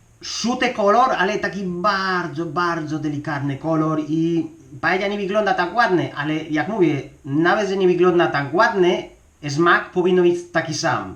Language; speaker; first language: Polish; non-native, learner; Spanish